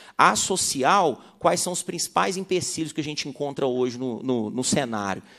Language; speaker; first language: Portuguese; native; Portuguese